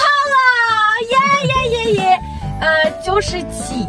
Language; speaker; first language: Chinese; non-native, learner; Russian